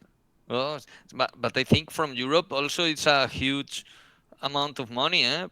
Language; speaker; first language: English; non-native, learner; Spanish